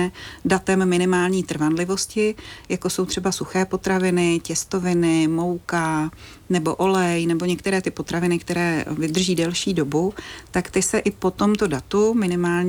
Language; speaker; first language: Czech; native; Czech